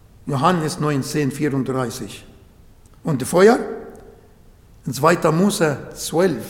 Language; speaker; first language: German; non-native, fluent; Arabic